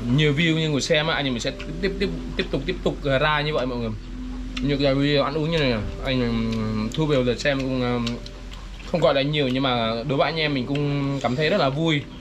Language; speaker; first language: Vietnamese; non-native, local second language; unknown